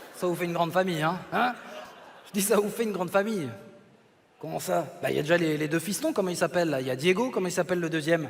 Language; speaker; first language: French; native; French